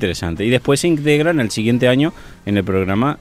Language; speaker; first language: Spanish; native; Spanish